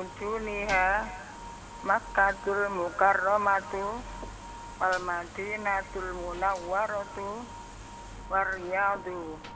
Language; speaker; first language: Arabic; non-native, learner; Indonesian